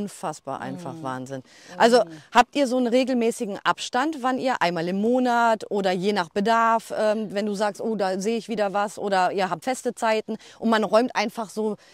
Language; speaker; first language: German; native; German